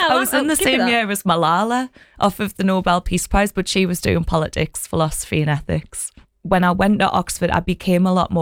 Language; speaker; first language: English; native; English